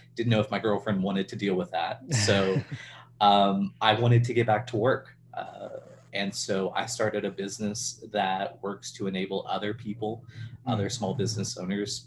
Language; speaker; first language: English; native; English